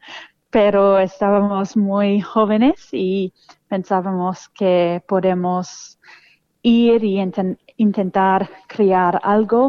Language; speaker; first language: Spanish; non-native, fluent; English